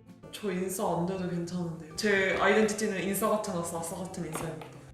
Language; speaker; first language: Korean; non-native, fluent; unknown